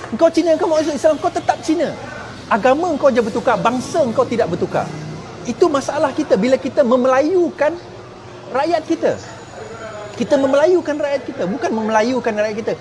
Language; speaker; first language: Malay; non-native, local second language; Chinese